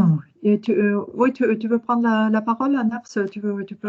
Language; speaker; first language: French; non-native, fluent; Norwegian